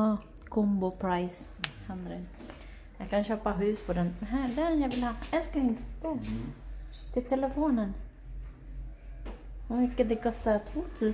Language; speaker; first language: Swedish; non-native, learner; Filipino